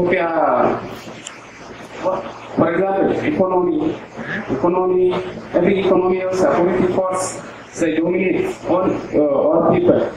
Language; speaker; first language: English; non-native, learner; Oromo